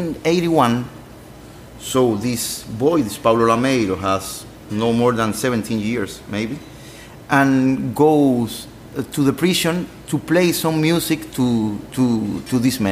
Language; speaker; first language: English; non-native, learner; Spanish